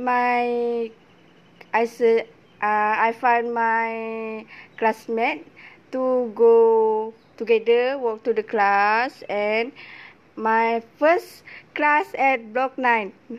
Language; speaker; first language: English; non-native, local second language; Malay